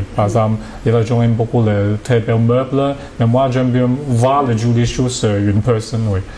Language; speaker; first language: French; non-native, learner; Cantonese